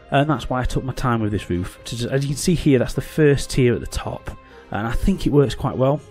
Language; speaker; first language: English; native; English